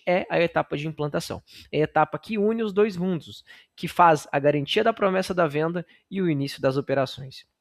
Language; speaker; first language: Portuguese; native; Portuguese